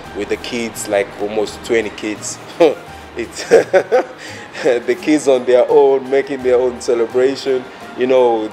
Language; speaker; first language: English; non-native, local second language; Igbo